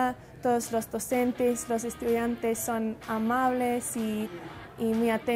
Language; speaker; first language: Spanish; non-native, fluent; English